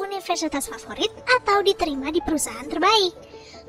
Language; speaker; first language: Indonesian; native; Indonesian